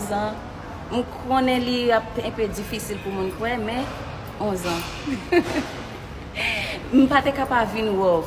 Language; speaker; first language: French; non-native, learner; Haitian Creole